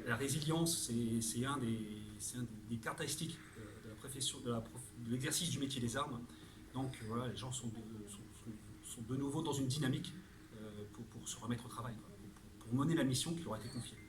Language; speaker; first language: French; native; French